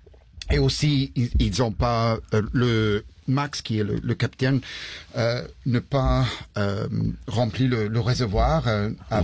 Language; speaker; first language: French; early bilingual, heritage; English